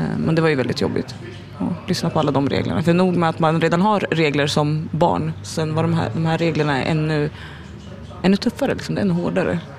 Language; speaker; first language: Swedish; early bilingual, other home language; Arabic